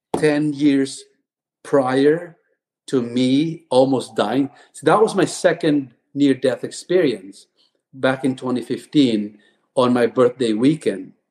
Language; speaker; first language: English; non-native, local second language; Cebuano